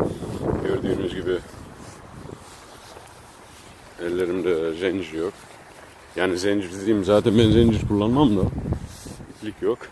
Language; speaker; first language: Dutch; early bilingual, other home language; Turkish